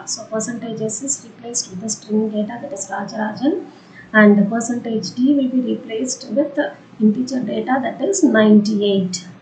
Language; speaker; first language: English; non-native, local second language; Tamil